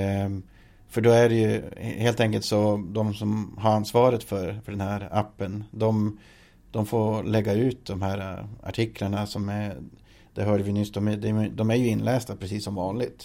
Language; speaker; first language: Swedish; native; Swedish